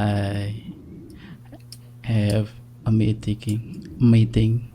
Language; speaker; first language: English; non-native, learner; Indonesian